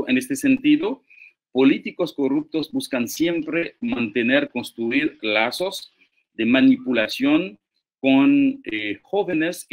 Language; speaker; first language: Spanish; non-native, fluent; Haitian Creole